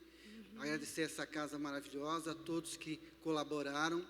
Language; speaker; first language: Portuguese; native; Portuguese